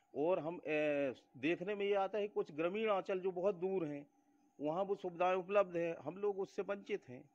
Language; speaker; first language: Hindi; native; Hindi